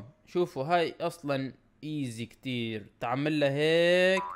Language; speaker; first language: Arabic; native; Arabic